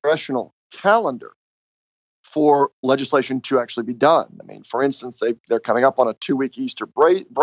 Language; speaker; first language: English; native; English